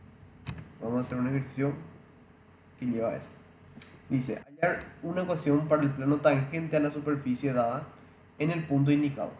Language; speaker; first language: Spanish; native; Spanish